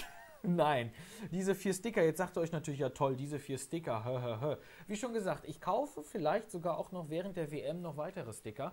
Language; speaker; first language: German; native; German